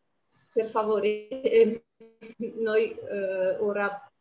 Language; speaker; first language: Italian; non-native, fluent; Armenian